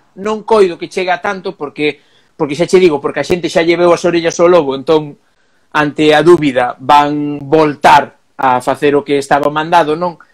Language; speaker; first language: Galician; non-native, local second language; Spanish